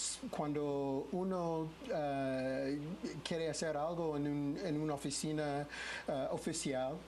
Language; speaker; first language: Spanish; non-native, fluent; English